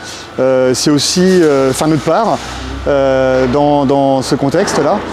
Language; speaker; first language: French; native; French